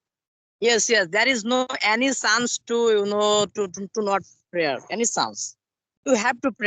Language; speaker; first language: English; non-native, learner; Bangla